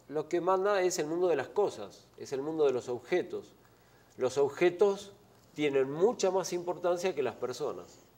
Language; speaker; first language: Spanish; native; Spanish